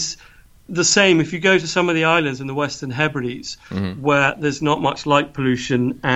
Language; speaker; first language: English; native; English